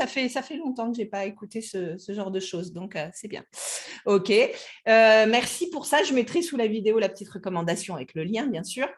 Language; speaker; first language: French; native; French